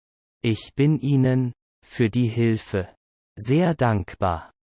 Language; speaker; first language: German; non-native, learner; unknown